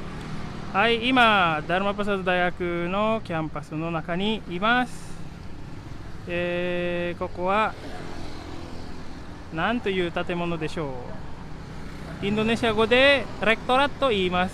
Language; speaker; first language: Japanese; non-native, fluent; Indonesian